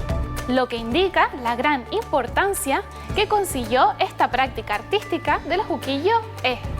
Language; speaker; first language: Spanish; native; Spanish